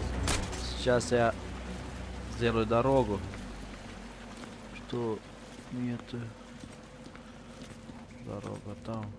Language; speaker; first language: Russian; non-native, local second language; Romanian